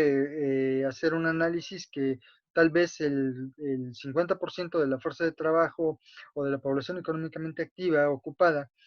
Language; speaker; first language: Spanish; native; Spanish